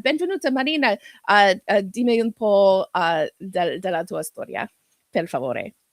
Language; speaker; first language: Italian; non-native, learner; English